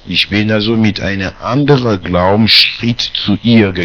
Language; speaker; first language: German; non-native, fluent; French